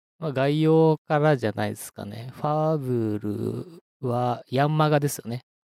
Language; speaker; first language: Japanese; native; Japanese